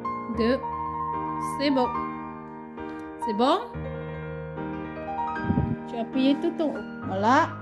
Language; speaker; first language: French; non-native, learner; Hmong